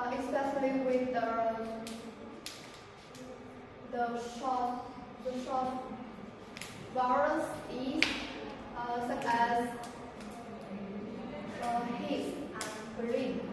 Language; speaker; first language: English; non-native, learner; Vietnamese